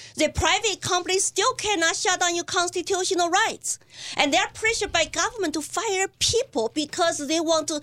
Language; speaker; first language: English; non-native, fluent; Chinese